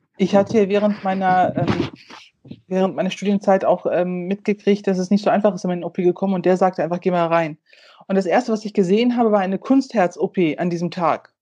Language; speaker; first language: German; early bilingual, other home language; Turkish